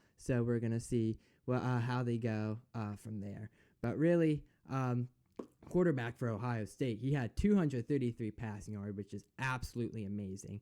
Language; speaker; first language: English; native; English